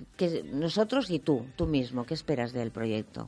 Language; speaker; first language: Spanish; non-native, local second language; Catalan